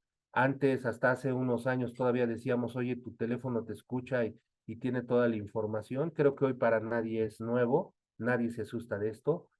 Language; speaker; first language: Spanish; native; Spanish